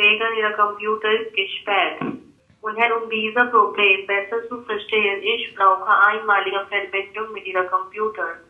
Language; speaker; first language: German; non-native, learner; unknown